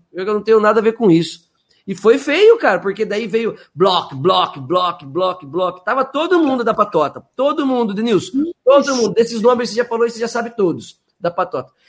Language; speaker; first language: Portuguese; native; Portuguese